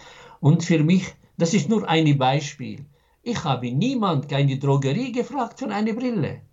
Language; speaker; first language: German; non-native, fluent; Arabic